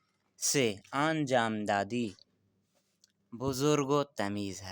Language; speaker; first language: Persian; non-native, fluent; Urdu